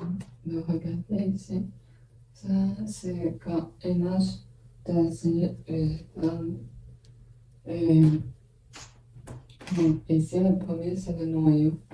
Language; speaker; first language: French; non-native, learner; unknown